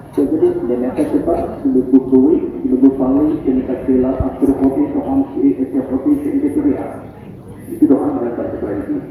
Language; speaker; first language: Malay; native; Malay